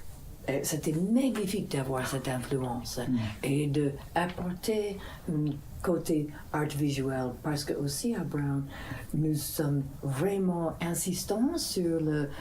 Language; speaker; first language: French; non-native, fluent; English